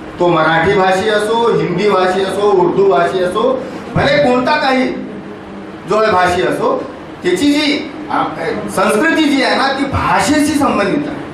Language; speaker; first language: Marathi; non-native, local second language; Urdu